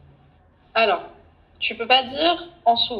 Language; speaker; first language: French; non-native, fluent; Arabic